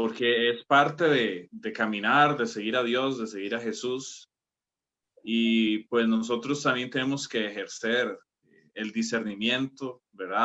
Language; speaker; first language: Spanish; native; Spanish